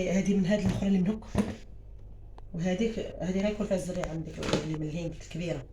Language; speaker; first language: Arabic; native; Arabic